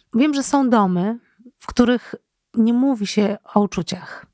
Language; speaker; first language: Polish; native; Polish